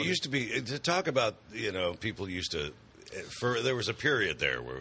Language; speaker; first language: English; native; English